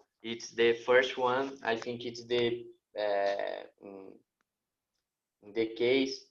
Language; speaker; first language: English; non-native, learner; Portuguese